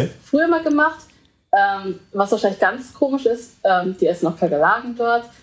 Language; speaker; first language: German; early bilingual, other home language; Vietnamese